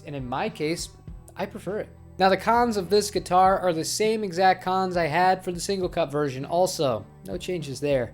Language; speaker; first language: English; native; English